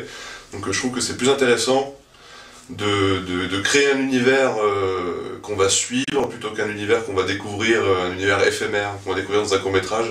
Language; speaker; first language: French; native; French